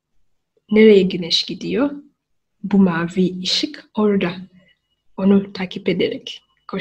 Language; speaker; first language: Turkish; non-native, learner; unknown